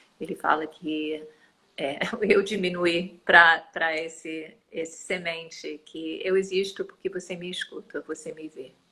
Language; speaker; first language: Portuguese; non-native, fluent; English